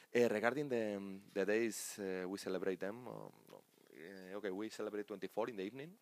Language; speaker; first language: English; non-native, fluent; Spanish